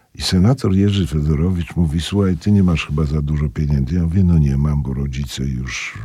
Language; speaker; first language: Polish; native; Polish